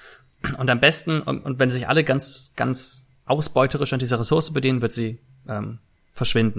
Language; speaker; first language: German; native; German